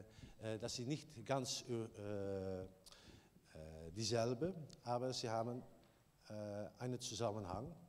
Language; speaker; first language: German; non-native, learner; Dutch